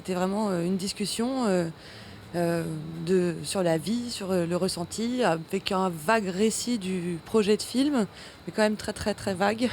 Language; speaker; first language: French; native; French